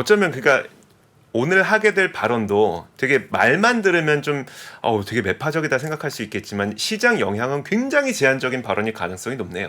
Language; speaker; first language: Korean; native; Korean